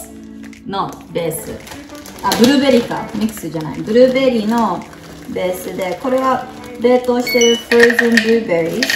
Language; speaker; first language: Japanese; early bilingual, heritage; Japanese